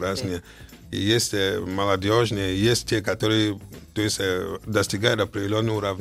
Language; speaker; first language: Russian; non-native, fluent; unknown